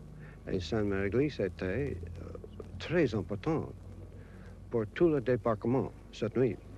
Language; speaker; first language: French; non-native, learner; English